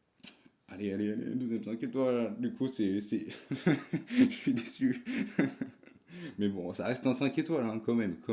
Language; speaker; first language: French; native; French